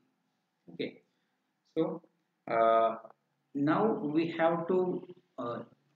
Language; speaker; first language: English; non-native, local second language; Malayalam